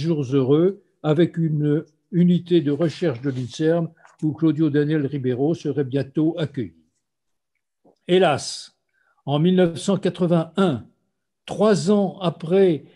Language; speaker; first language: French; native; French